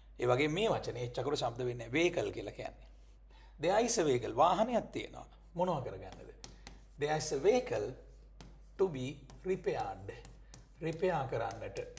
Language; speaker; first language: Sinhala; native; Sinhala